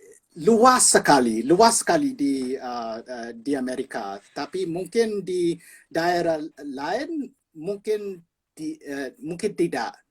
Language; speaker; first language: Indonesian; non-native, fluent; English